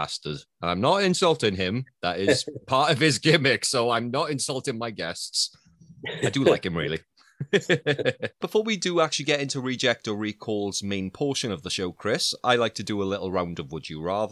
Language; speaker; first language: English; native; English